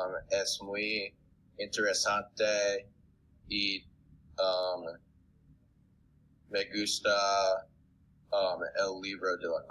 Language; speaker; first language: Spanish; non-native, learner; English